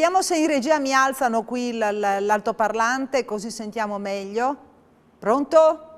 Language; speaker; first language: Italian; native; Italian